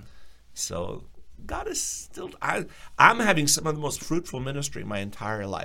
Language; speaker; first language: English; early bilingual, other home language; Ukrainian